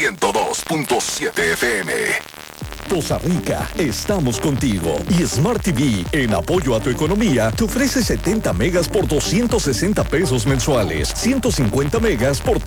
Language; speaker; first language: Spanish; native; Spanish